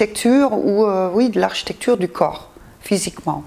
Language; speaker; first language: French; non-native, fluent; Dutch